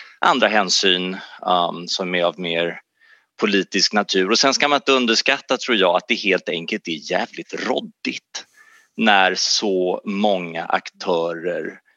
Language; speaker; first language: Swedish; native; Swedish